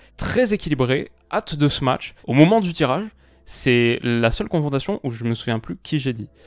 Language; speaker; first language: French; native; French